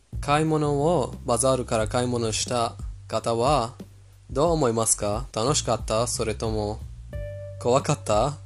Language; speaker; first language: Japanese; non-native, fluent; Persian